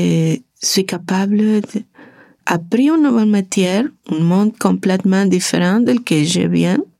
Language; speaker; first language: French; non-native, learner; Spanish